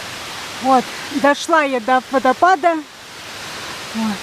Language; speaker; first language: Russian; native; Russian